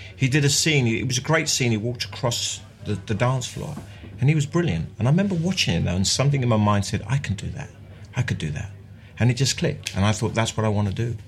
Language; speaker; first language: English; native; English